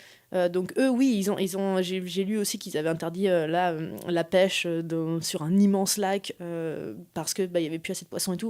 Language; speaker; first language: French; native; French